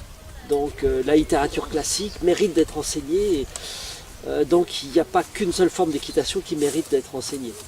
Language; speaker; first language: French; native; French